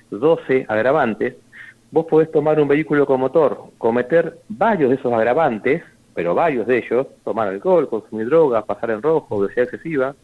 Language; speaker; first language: Spanish; native; Spanish